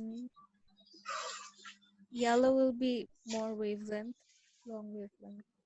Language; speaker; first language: English; non-native, local second language; Bangla